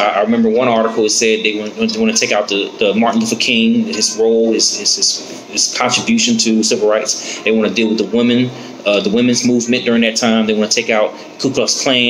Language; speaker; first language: English; native; English